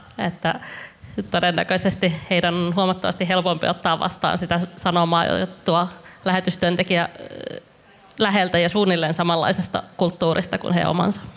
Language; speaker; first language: Finnish; native; Finnish